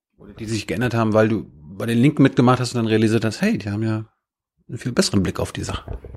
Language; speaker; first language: German; native; German